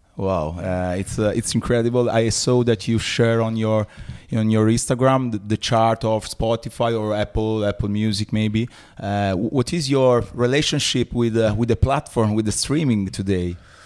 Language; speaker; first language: English; non-native, learner; Italian